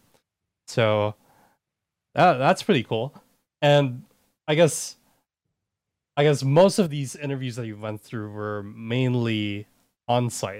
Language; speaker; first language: English; non-native, local second language; Filipino